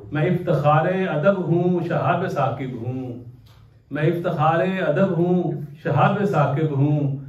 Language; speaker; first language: Urdu; non-native, local second language; Punjabi